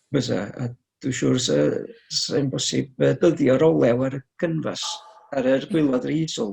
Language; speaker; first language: Welsh; native; Welsh